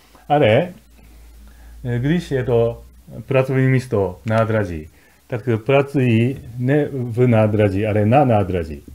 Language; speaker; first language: Czech; non-native, fluent; Japanese